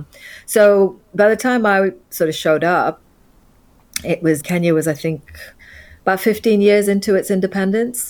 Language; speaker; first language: English; native; English